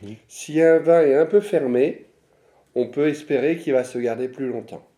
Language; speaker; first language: French; native; French